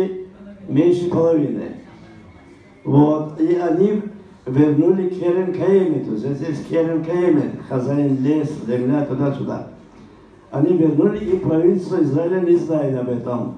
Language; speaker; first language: Russian; non-native, local second language; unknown